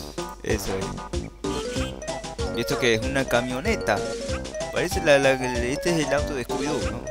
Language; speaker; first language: Spanish; native; Spanish